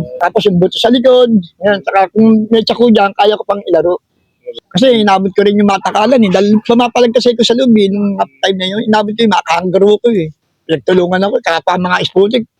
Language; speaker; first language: Filipino; native; Filipino